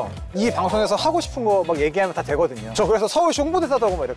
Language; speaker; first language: Korean; native; Korean